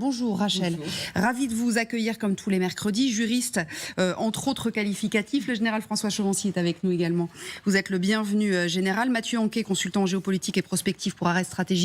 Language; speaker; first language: French; native; French